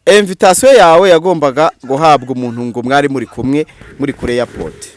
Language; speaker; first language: Kinyarwanda; native; Kinyarwanda